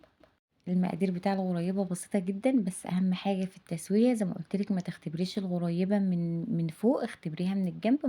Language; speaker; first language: Arabic; native; Arabic